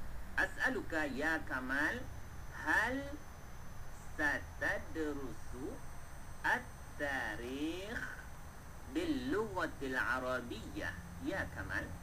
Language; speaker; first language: Arabic; non-native, fluent; Malay